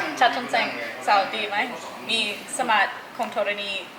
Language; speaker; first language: Thai; non-native, learner; English